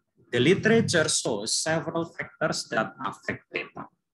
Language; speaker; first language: English; non-native, fluent; Indonesian